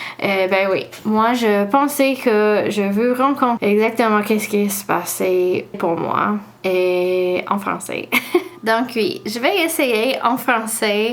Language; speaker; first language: French; non-native, learner; English